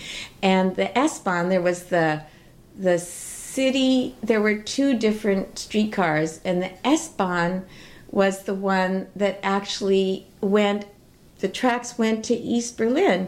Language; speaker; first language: English; native; English